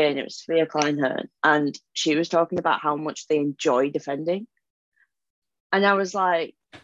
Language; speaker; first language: English; native; English